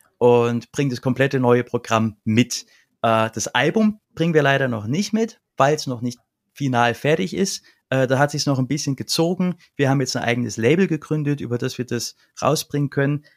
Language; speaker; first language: German; native; German